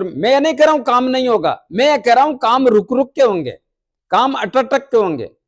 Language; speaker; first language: Hindi; native; Hindi